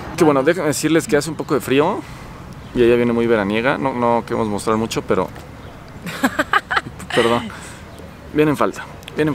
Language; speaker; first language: Spanish; native; Spanish